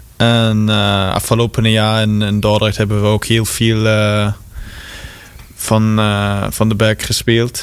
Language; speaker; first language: Dutch; non-native, fluent; German